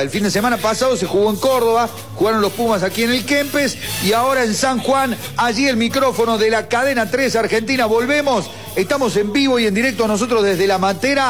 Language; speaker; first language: Spanish; native; Spanish